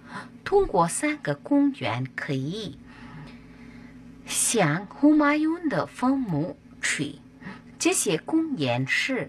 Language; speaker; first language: Chinese; non-native, fluent; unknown